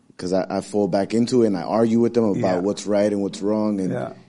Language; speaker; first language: English; native; English